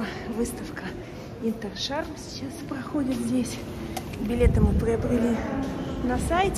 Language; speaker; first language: Russian; native; Russian